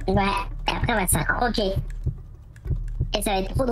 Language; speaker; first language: French; native; French